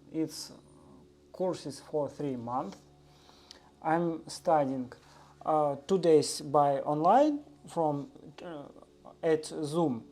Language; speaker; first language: English; non-native, learner; Russian